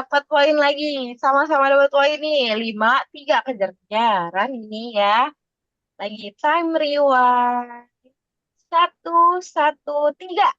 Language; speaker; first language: Indonesian; native; Indonesian